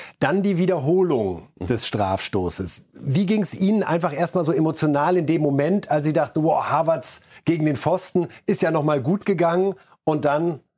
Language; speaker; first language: German; native; German